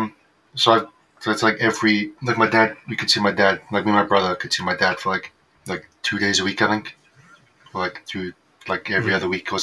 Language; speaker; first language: English; native; English